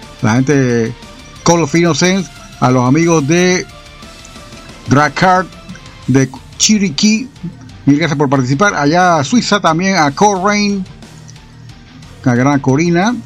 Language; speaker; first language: Spanish; native; Spanish